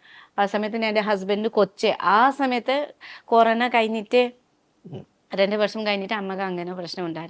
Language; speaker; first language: Malayalam; non-native, learner; Nepali